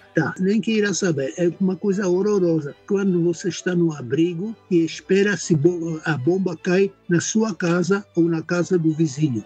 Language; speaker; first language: Portuguese; non-native, fluent; Czech